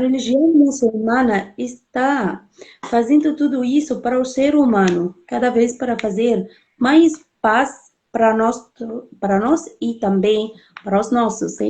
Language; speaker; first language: Portuguese; non-native, fluent; Arabic